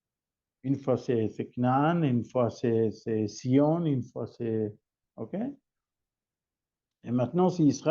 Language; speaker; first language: French; non-native, learner; Hebrew